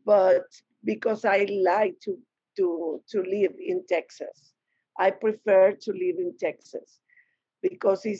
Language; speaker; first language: English; non-native, learner; Spanish